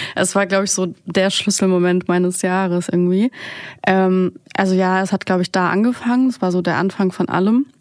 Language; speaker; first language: German; early bilingual, other home language; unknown